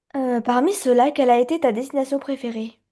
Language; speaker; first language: French; early bilingual, other home language; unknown